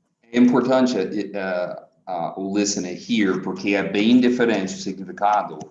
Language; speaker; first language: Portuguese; non-native, fluent; English